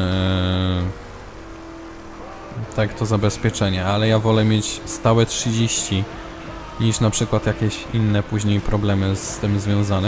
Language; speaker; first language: Polish; native; Polish